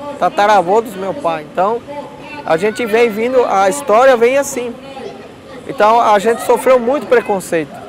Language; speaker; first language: Portuguese; non-native, local second language; Guarani